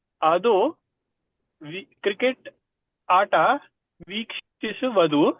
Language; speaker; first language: Kannada; non-native, learner; Telugu